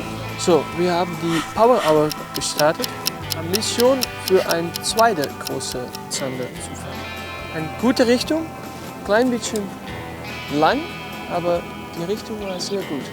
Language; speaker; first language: German; non-native, learner; Dutch